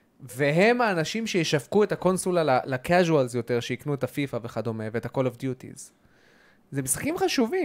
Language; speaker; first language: Hebrew; native; Hebrew